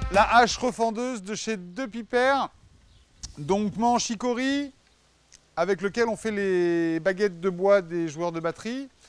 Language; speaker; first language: French; native; French